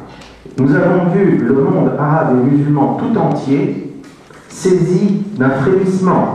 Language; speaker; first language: French; native; French